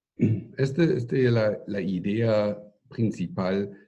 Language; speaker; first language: Spanish; non-native, fluent; German